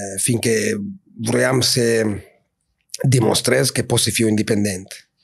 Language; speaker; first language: Romanian; non-native, fluent; Italian